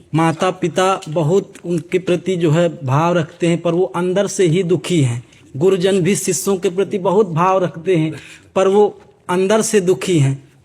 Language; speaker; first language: Hindi; native; Hindi